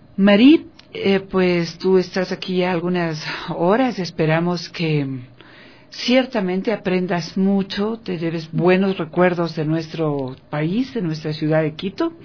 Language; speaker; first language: Spanish; native; Spanish